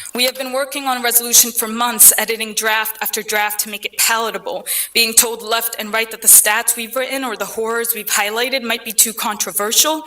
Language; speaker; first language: English; early bilingual, other home language; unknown